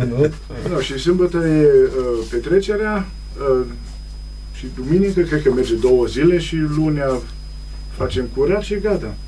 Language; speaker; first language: Romanian; non-native, local second language; German